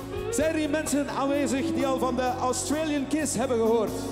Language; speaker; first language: Dutch; native; Dutch